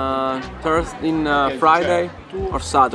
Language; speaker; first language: English; non-native, learner; Italian